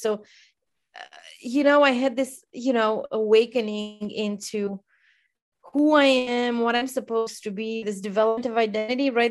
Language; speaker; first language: English; non-native, fluent; Romanian